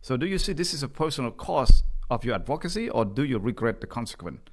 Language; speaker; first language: English; non-native, learner; Khmer